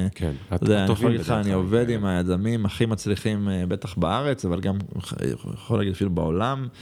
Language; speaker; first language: Hebrew; native; Hebrew